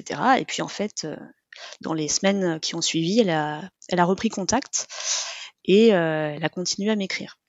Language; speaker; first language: French; native; French